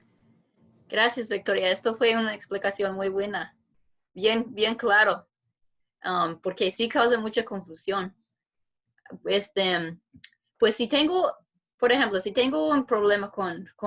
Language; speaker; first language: Spanish; non-native, fluent; English